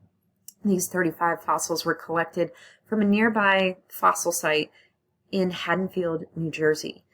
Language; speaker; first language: English; native; English